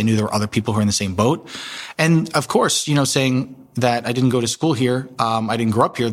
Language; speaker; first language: English; native; English